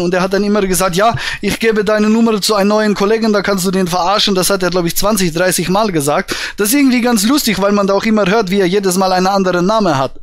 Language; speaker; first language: German; native; German